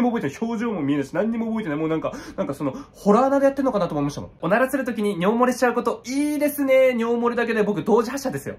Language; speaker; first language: Japanese; native; Japanese